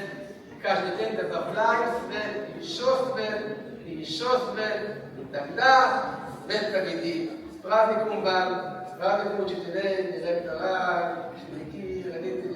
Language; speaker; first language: Russian; non-native, fluent; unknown